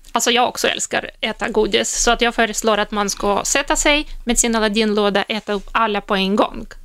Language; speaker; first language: Swedish; non-native, fluent; Russian